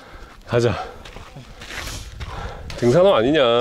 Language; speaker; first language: Korean; native; Korean